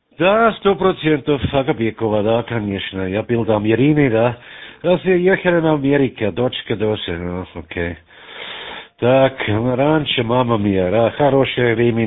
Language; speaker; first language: Russian; non-native, learner; German